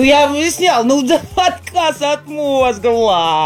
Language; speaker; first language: Russian; native; Russian